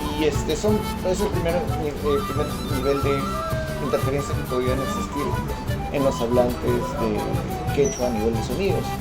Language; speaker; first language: Spanish; native; Spanish